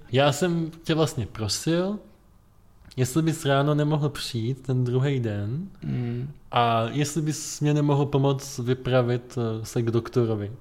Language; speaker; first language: Czech; native; Czech